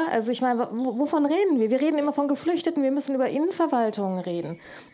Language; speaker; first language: German; native; German